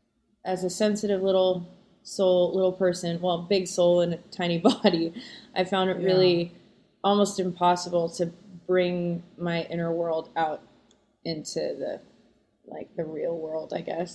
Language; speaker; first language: English; native; English